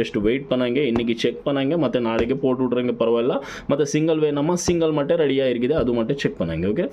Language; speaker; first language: Tamil; non-native, learner; Kannada